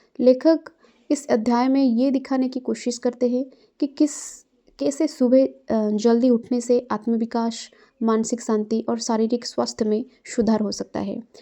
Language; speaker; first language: Hindi; non-native, local second language; Odia